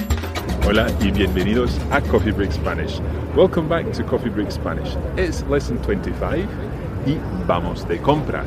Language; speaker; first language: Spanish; non-native, fluent; English